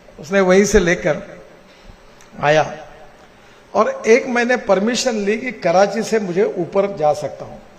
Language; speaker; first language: Hindi; non-native, local second language; Marathi